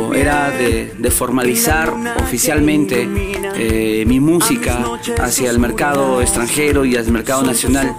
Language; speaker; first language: Spanish; native; Spanish